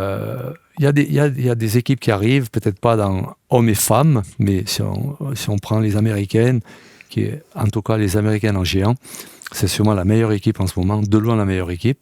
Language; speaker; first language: French; native; French